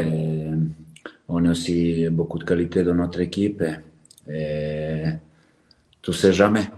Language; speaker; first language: French; non-native, learner; Serbian